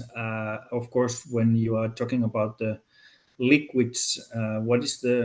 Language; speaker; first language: English; non-native, fluent; Finnish